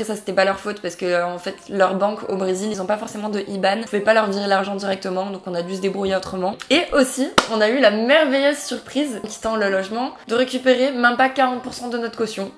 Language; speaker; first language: French; native; French